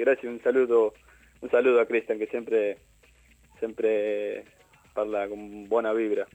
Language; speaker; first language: Italian; non-native, learner; Spanish